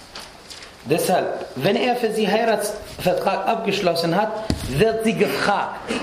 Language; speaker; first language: German; non-native, fluent; Arabic